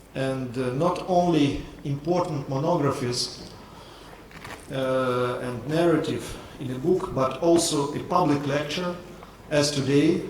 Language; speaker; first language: English; non-native, fluent; Ukrainian